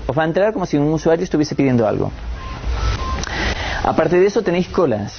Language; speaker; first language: Spanish; native; Spanish